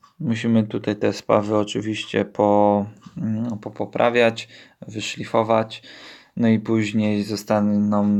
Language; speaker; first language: Polish; native; Polish